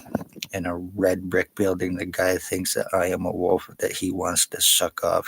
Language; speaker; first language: English; native; English